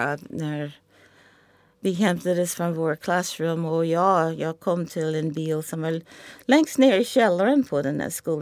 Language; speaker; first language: Swedish; non-native, fluent; English